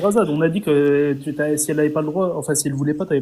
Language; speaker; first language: French; native; French